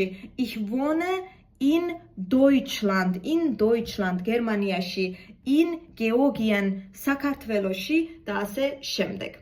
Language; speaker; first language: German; non-native, fluent; Georgian